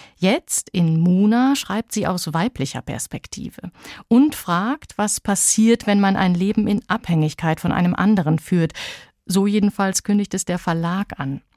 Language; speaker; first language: German; native; German